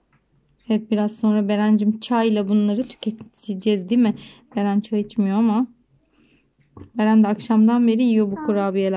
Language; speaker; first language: Turkish; native; Turkish